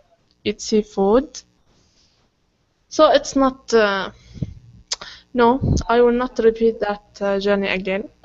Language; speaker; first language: English; non-native, learner; Arabic